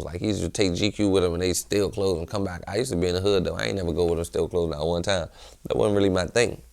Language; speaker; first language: English; native; English